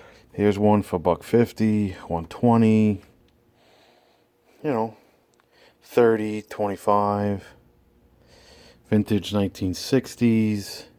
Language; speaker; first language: English; native; English